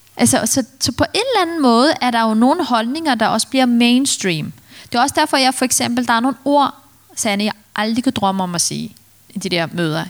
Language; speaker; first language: Danish; early bilingual, other home language; Turkish